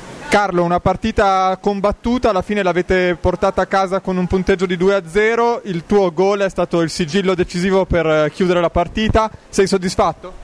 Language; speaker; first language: Italian; native; Italian